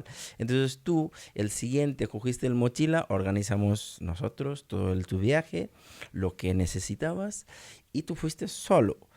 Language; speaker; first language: Spanish; non-native, learner; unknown